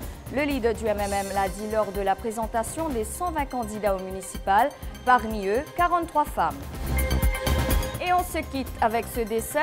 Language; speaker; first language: French; non-native, local second language; Morisyen